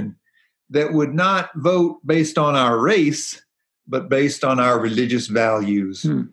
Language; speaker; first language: English; native; English